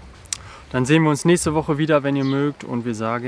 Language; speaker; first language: German; native; German